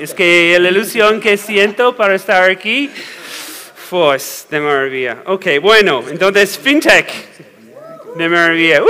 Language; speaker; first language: Spanish; non-native, fluent; English